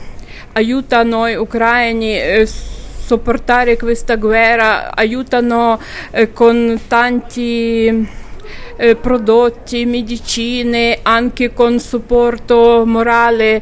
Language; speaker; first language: Italian; non-native, learner; Ukrainian